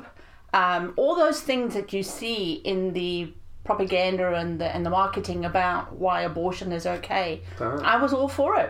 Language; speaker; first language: English; native; English